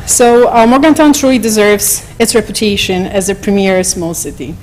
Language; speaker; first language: English; non-native, fluent; Polish